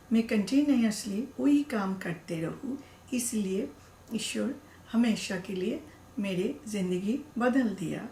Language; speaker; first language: Hindi; non-native, learner; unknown